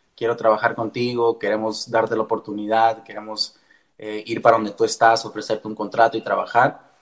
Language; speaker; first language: Spanish; early bilingual, heritage; Spanish